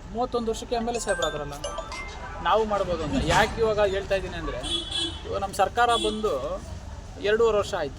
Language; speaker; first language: Kannada; native; Kannada